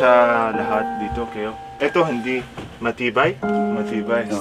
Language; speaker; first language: Filipino; non-native, learner; Arabic